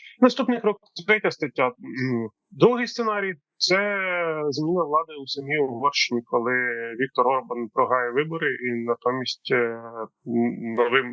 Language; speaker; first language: Ukrainian; native; Ukrainian